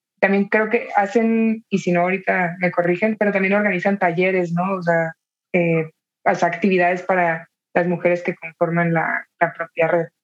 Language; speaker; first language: Spanish; native; Spanish